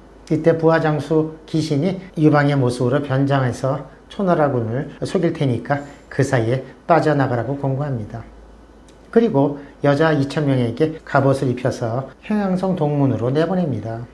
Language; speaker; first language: Korean; native; Korean